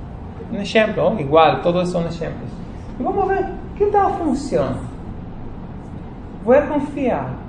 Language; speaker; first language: Portuguese; non-native, fluent; Spanish